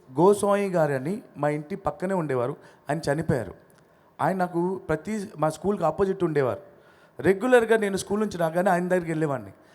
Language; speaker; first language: Telugu; non-native, local second language; Odia